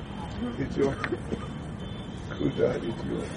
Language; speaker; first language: Russian; non-native, learner; English